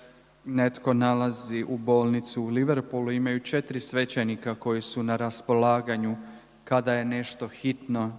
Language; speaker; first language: Croatian; native; Croatian